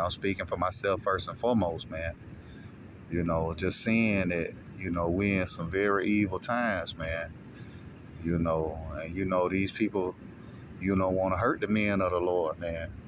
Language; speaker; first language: English; native; English